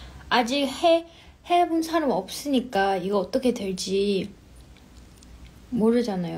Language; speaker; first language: Korean; non-native, fluent; Chinese